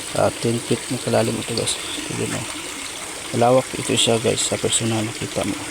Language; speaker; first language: Filipino; non-native, local second language; Cebuano